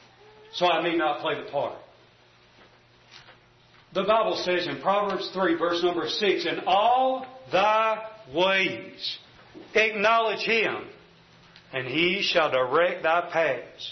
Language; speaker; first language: English; native; English